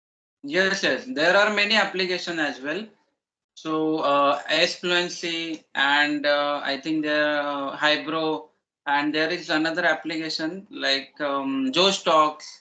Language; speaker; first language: English; non-native, learner; Marathi